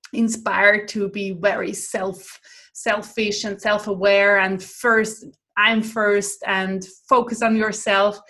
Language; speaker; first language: English; non-native, fluent; Swiss German